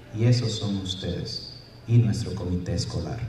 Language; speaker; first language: Spanish; early bilingual, other home language; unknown